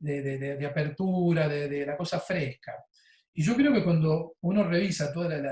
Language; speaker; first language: Spanish; native; Spanish